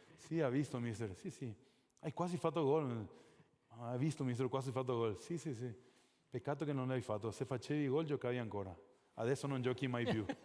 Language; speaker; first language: Italian; non-native, fluent; Spanish